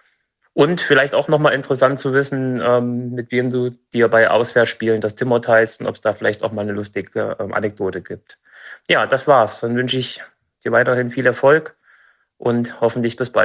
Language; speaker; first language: German; native; German